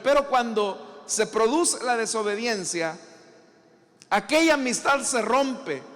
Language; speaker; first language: Spanish; native; Spanish